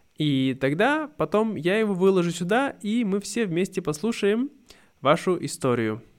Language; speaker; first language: Russian; native; Russian